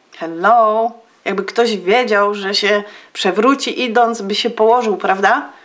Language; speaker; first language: Polish; native; Polish